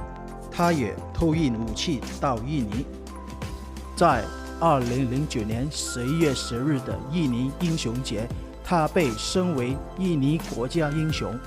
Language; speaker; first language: Chinese; early bilingual, heritage; Chinese